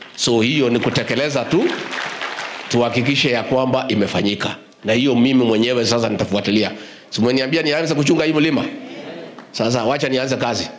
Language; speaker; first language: Swahili; non-native, local second language; Kikuyu